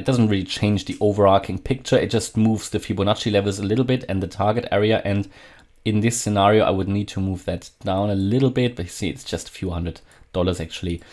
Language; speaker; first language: English; non-native, fluent; German